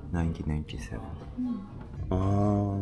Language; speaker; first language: English; non-native, learner; Japanese